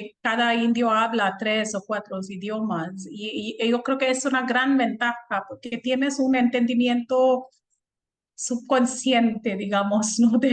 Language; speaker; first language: Spanish; non-native, fluent; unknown